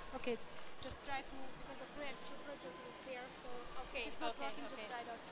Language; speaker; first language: English; non-native, fluent; Hungarian